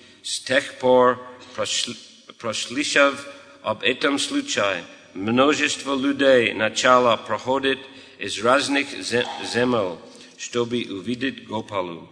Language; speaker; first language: Russian; non-native, fluent; English